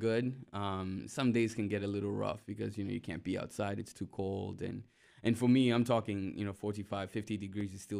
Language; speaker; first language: English; non-native, local second language; Ganda